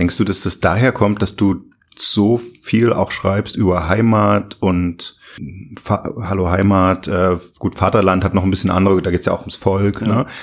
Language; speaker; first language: German; native; German